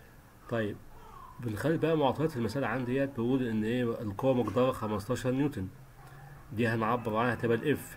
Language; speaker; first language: Arabic; native; Arabic